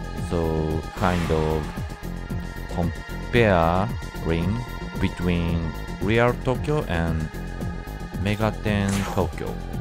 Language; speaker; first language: English; non-native, learner; Japanese